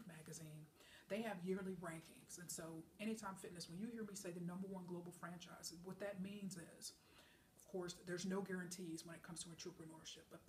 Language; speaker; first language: English; native; English